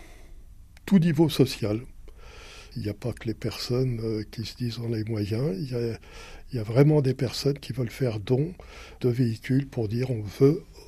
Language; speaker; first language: French; native; French